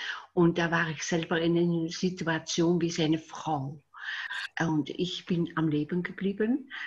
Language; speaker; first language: German; non-native, fluent; Dutch